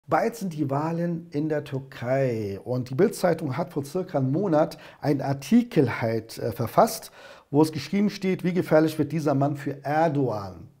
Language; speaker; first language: German; early bilingual, other home language; Turkish